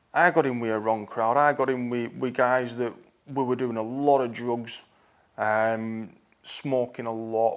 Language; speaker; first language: English; native; English